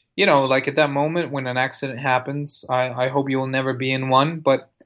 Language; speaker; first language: English; early bilingual, other home language; Arabic